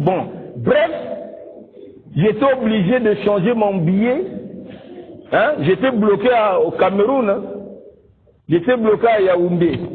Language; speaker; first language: French; non-native, local second language; Lingala